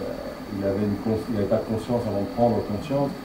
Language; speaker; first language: French; native; French